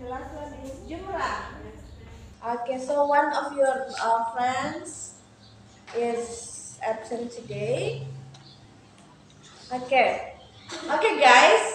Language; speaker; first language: English; non-native, learner; Indonesian